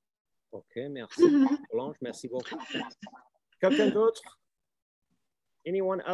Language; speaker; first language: French; non-native, learner; English